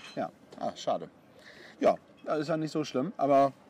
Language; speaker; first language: German; native; German